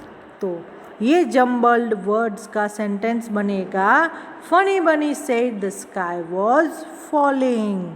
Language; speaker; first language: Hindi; native; Hindi